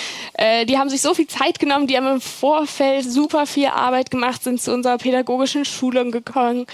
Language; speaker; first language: German; native; German